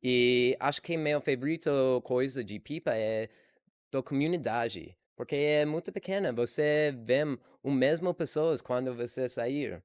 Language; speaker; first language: Portuguese; non-native, learner; English